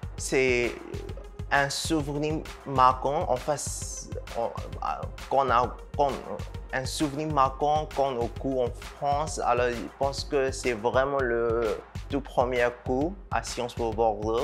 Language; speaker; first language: French; non-native, fluent; Burmese